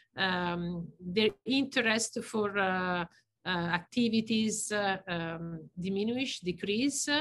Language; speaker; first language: English; non-native, fluent; Italian